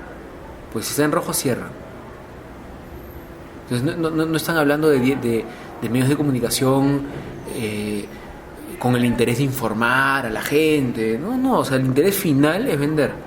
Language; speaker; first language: Spanish; native; Spanish